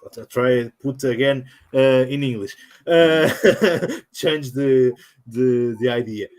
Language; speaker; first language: English; non-native, learner; Portuguese